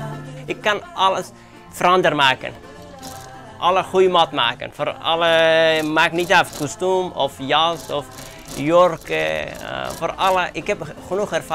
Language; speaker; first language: Dutch; non-native, learner; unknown